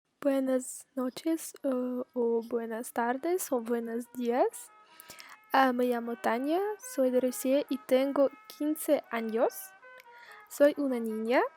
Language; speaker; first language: Spanish; non-native, learner; Russian